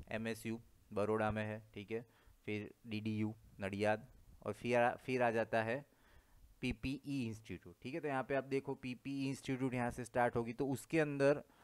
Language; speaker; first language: Hindi; non-native, local second language; Gujarati